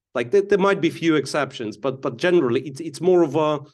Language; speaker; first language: English; non-native, fluent; Russian